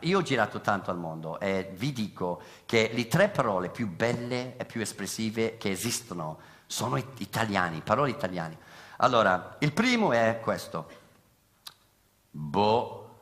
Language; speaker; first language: Italian; non-native, fluent; English